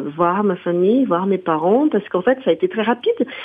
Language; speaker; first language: French; non-native, fluent; Portuguese